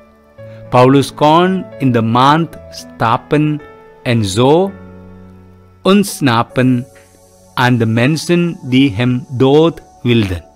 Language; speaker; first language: Dutch; non-native, fluent; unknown